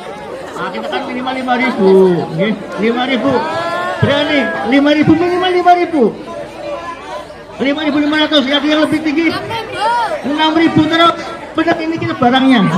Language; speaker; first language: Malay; non-native, local second language; Javanese